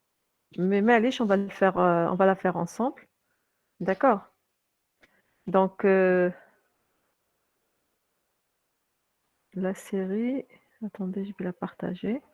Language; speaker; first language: French; non-native, local second language; Arabic